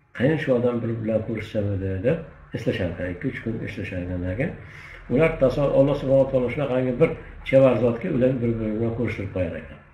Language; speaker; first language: Uzbek; native; Uzbek